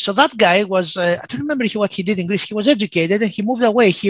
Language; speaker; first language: English; non-native, fluent; Greek